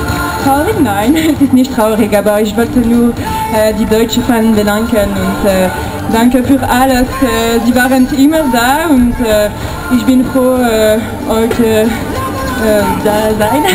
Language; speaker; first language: German; non-native, learner; French